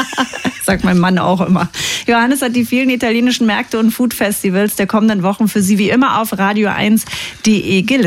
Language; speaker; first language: German; native; German